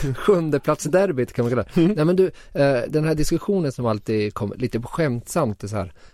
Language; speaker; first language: Swedish; native; Swedish